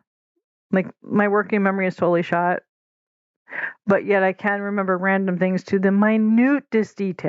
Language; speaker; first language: English; native; English